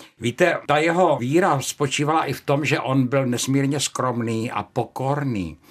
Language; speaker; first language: Czech; native; Czech